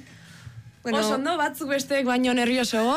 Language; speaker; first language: Basque; native; Basque